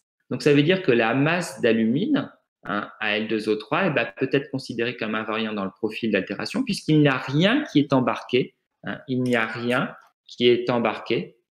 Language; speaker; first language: French; native; French